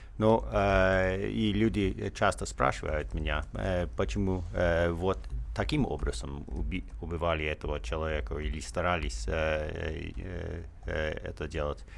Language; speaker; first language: Russian; non-native, fluent; English